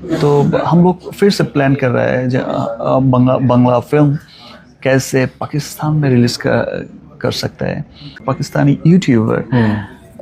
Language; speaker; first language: Hindi; non-native, learner; Bangla